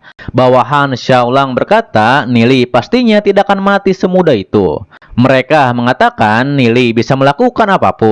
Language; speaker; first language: Indonesian; native; Indonesian